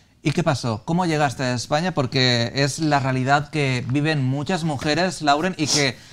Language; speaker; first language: Spanish; native; Spanish